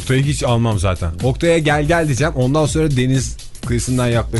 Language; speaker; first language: Turkish; native; Turkish